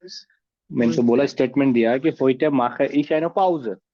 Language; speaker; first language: German; non-native, fluent; Hindi